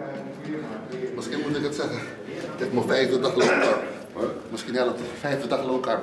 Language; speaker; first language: Dutch; native; Dutch